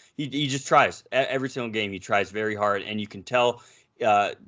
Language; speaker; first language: English; native; English